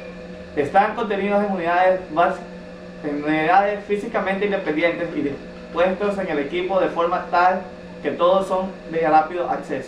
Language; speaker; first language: Spanish; native; Spanish